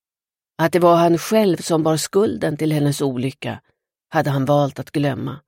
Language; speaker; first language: Swedish; native; Swedish